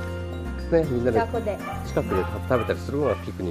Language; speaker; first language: Japanese; native; Japanese